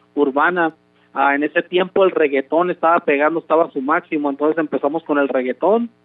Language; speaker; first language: Spanish; early bilingual, heritage; Spanish